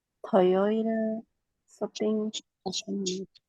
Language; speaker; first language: Korean; non-native, learner; Indonesian